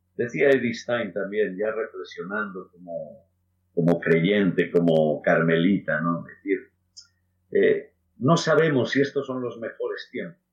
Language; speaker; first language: Spanish; native; Spanish